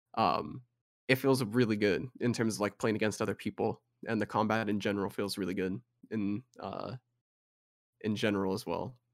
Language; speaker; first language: English; native; English